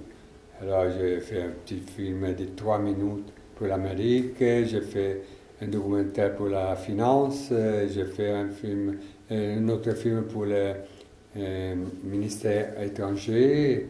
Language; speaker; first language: French; non-native, learner; Italian